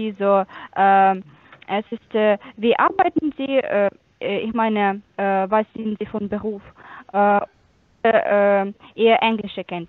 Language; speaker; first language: German; non-native, fluent; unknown